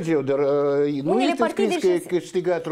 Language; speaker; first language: Romanian; non-native, local second language; Russian